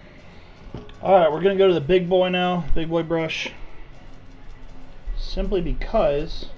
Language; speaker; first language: English; native; English